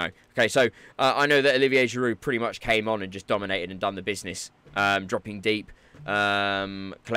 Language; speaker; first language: English; native; English